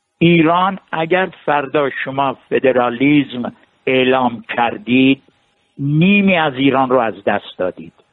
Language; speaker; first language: Persian; non-native, local second language; Armenian